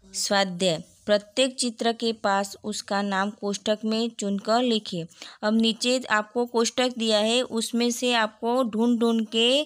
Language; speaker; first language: Hindi; non-native, local second language; Gujarati